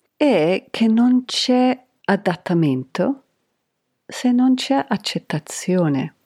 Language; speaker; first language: Italian; non-native, fluent; English